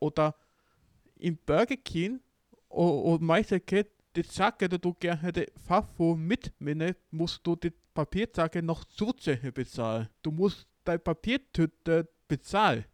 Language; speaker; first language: German; non-native, learner; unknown